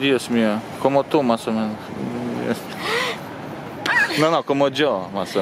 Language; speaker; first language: Spanish; non-native, learner; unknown